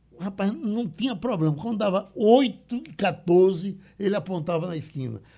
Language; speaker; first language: Portuguese; native; Portuguese